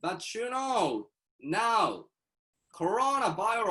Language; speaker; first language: English; non-native, learner; Japanese